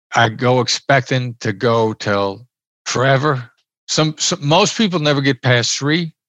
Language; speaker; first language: English; native; English